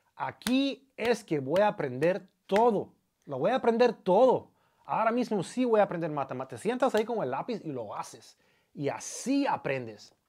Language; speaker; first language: Spanish; non-native, fluent; English